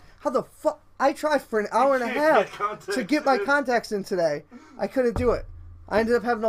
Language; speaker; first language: English; native; English